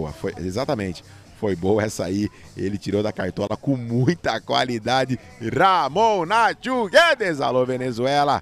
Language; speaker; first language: Portuguese; native; Portuguese